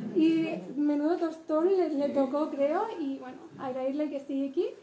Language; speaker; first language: Spanish; native; Spanish